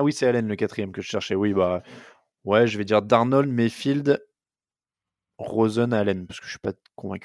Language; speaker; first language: French; native; French